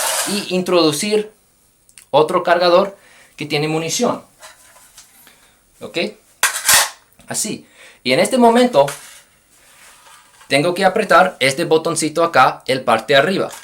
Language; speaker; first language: Spanish; non-native, fluent; English